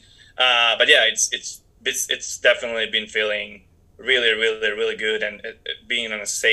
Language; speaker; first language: English; non-native, fluent; Spanish